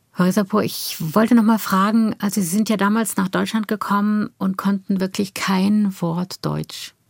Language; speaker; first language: German; native; German